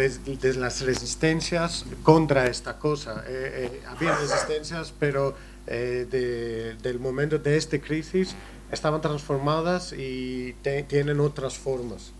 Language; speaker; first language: Spanish; non-native, learner; Greek